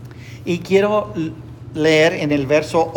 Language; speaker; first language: Spanish; non-native, fluent; English